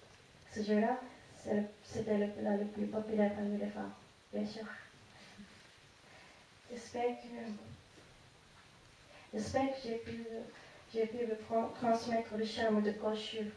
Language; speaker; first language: French; non-native, fluent; Japanese